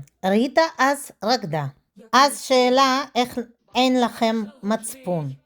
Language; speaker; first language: Hebrew; non-native, fluent; Russian